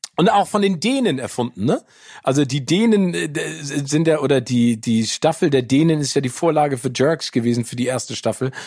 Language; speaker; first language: German; early bilingual, other home language; English